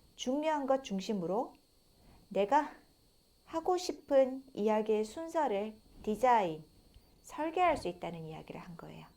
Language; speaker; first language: Korean; native; Korean